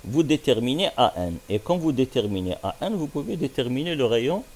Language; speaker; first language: French; non-native, local second language; Arabic